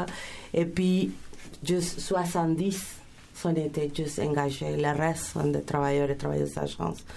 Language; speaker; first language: French; non-native, fluent; Spanish